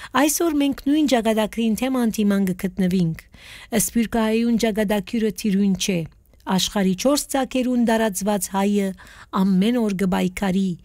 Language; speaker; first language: Armenian; native; Armenian